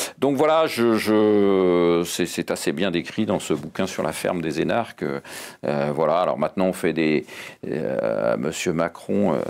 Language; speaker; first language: French; native; French